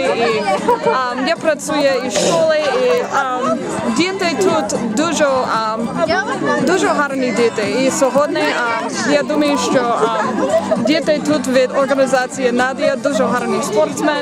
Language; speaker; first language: Ukrainian; non-native, learner; English